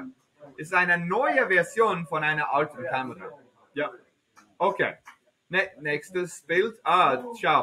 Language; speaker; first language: German; non-native, fluent; English